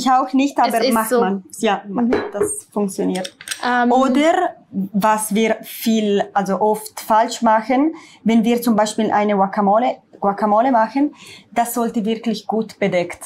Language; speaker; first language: German; non-native, learner; Italian